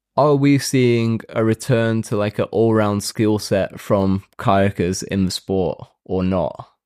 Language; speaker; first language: English; native; English